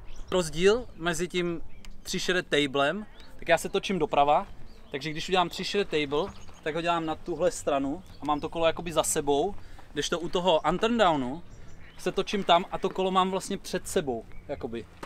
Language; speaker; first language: Czech; native; Czech